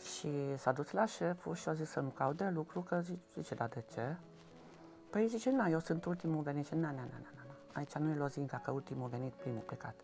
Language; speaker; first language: Romanian; non-native, local second language; Hungarian